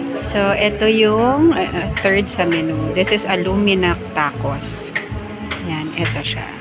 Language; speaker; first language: Filipino; non-native, local second language; Iloko